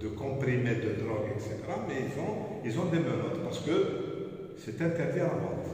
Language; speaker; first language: French; non-native, local second language; Arabic